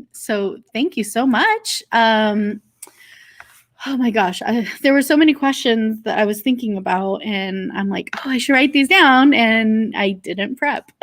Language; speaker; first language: English; native; English